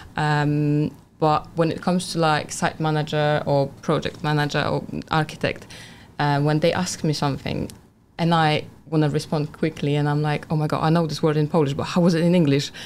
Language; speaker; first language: English; non-native, fluent; Polish